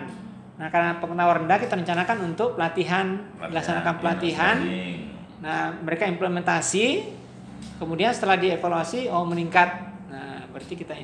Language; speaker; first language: Indonesian; native; Indonesian